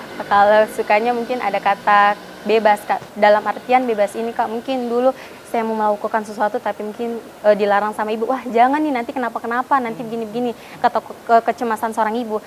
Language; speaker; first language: Indonesian; native; Indonesian